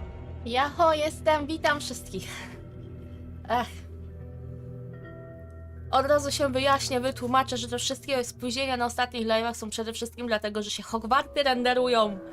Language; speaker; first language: Polish; native; Polish